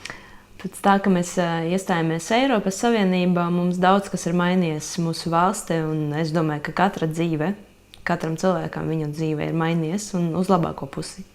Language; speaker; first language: Latvian; non-native, local second language; Russian